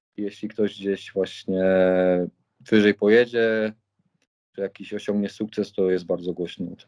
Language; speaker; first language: Polish; native; Polish